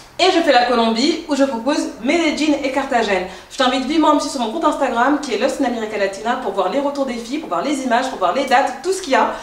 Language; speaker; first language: French; native; French